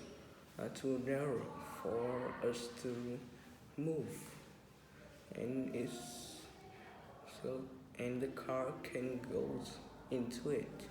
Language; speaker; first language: English; non-native, learner; Vietnamese